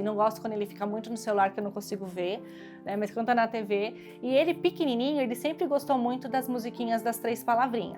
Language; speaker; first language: Portuguese; native; Portuguese